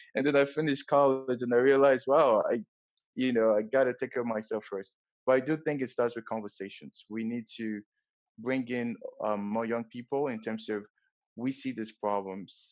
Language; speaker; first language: English; non-native, local second language; Yoruba